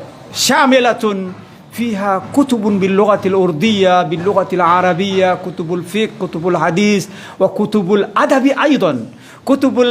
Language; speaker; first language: Arabic; non-native, fluent; Bangla